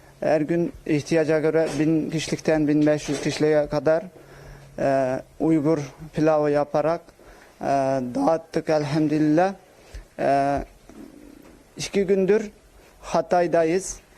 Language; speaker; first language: Turkish; non-native, local second language; Uyghur